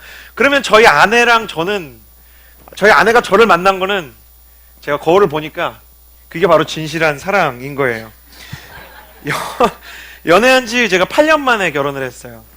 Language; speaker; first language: Korean; native; Korean